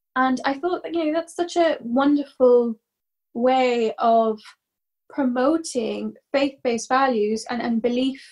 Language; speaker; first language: English; native; English